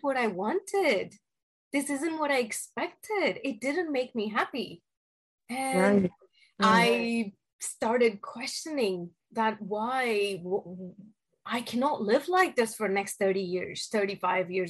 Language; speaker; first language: English; non-native, local second language; Hindi